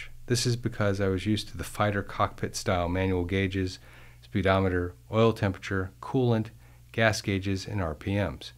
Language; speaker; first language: English; native; English